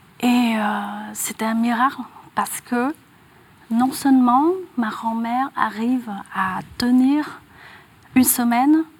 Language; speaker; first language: French; non-native, fluent; Vietnamese